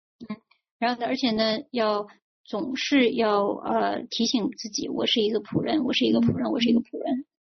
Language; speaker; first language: Chinese; native; Chinese